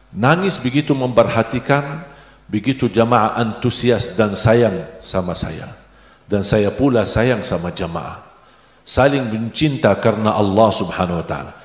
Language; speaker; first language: Indonesian; non-native, fluent; Arabic